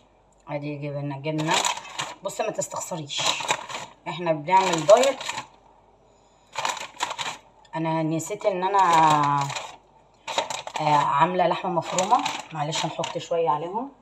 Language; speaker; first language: Arabic; native; Arabic